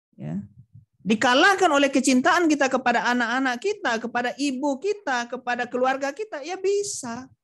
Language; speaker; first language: Indonesian; non-native, local second language; Minangkabau